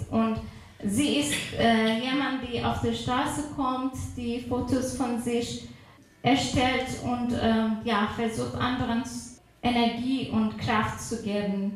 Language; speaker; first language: German; non-native, fluent; Persian